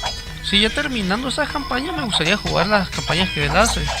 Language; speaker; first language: Spanish; native; Spanish